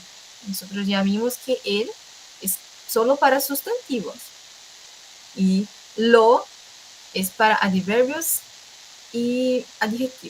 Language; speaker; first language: Spanish; non-native, fluent; Portuguese